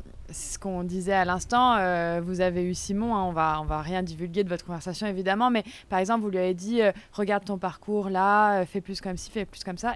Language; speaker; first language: French; native; French